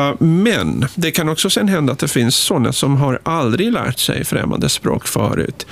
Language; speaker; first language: Swedish; non-native, fluent; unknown